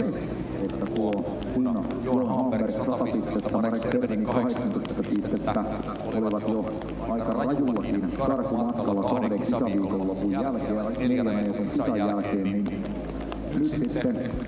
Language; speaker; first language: Finnish; native; Finnish